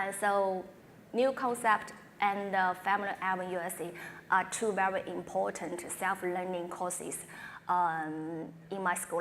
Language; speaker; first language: English; non-native, fluent; Chinese